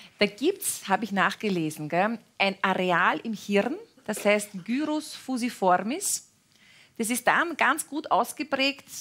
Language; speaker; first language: German; native; German